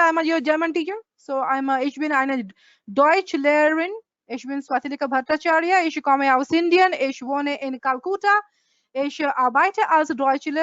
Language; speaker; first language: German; non-native, fluent; Bangla